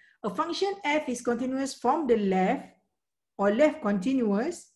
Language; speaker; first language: English; non-native, local second language; Malay